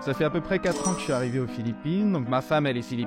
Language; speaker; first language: French; native; French